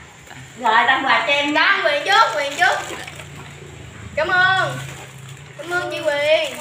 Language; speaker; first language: Vietnamese; native; Vietnamese